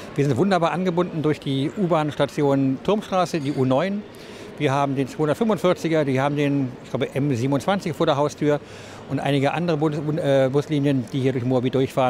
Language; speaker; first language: German; native; German